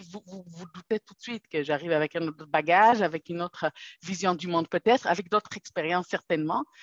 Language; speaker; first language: French; non-native, fluent; Hebrew